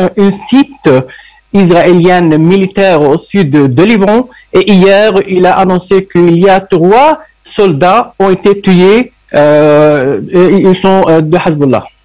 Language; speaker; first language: French; non-native, fluent; Arabic